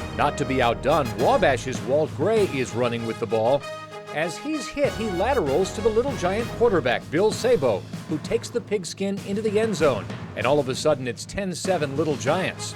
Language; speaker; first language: English; native; English